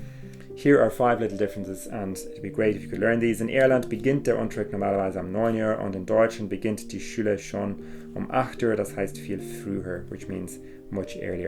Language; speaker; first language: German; non-native, fluent; English